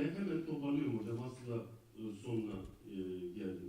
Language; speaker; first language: Turkish; native; Turkish